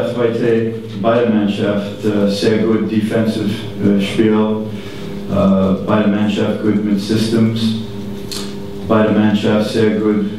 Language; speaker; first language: German; non-native, learner; English